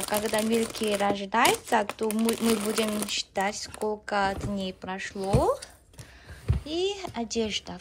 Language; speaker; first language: Russian; non-native, learner; Korean